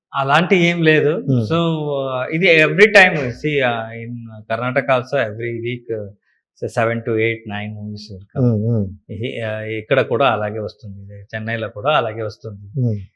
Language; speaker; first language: Telugu; non-native, learner; Kannada